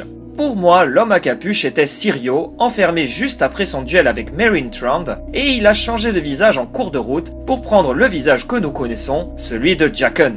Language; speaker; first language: French; native; French